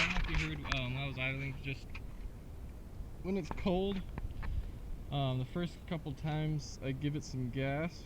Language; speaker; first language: English; native; English